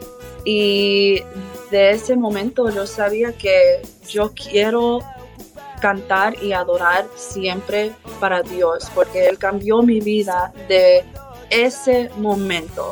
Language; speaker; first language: Spanish; early bilingual, heritage; English